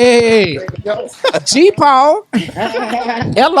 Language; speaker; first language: English; native; English